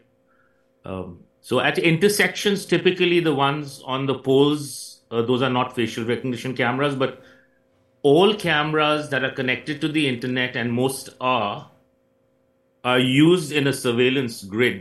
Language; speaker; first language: English; non-native, local second language; Hindi